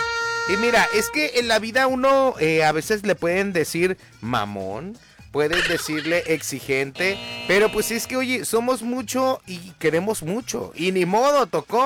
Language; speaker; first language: Spanish; native; Spanish